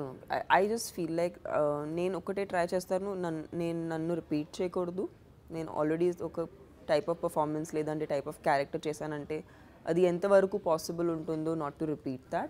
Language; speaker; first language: Telugu; non-native, local second language; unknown